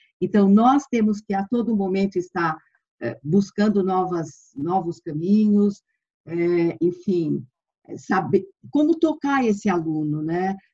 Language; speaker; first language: Portuguese; native; Portuguese